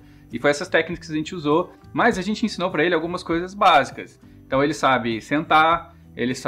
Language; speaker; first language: Portuguese; native; Portuguese